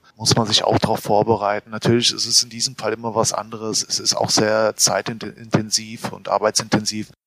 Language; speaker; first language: German; native; German